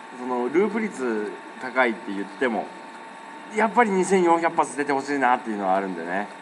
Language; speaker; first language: Japanese; native; Japanese